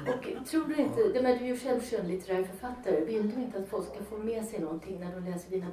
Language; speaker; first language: Swedish; native; Swedish